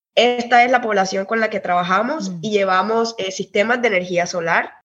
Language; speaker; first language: Spanish; native; Spanish